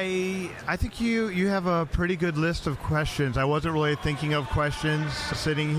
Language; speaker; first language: English; native; English